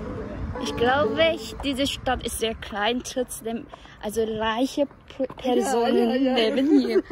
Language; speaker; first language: German; non-native, learner; Korean